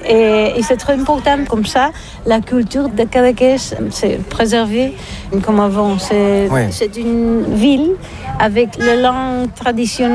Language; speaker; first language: French; non-native, learner; Catalan